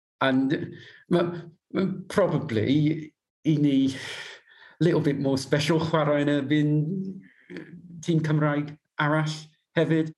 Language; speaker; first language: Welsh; non-native, learner; English